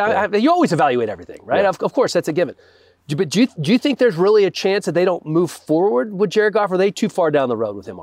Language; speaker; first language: English; native; English